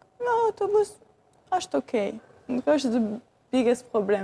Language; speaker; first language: Albanian; early bilingual, heritage; French